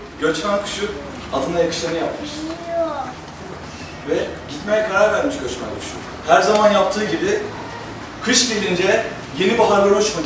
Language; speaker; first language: Turkish; native; Turkish